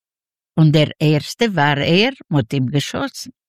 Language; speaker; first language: German; non-native, learner; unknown